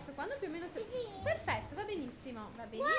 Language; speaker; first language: Italian; native; Italian